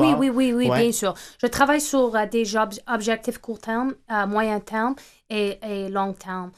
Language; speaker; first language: French; non-native, fluent; English